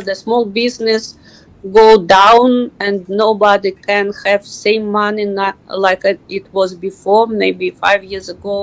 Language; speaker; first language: English; non-native, learner; Russian